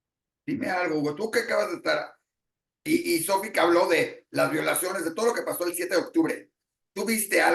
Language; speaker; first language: Spanish; native; Spanish